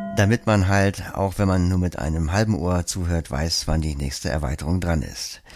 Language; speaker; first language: German; native; German